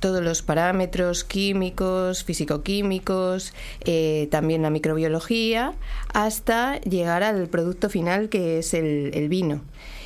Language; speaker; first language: Spanish; native; Spanish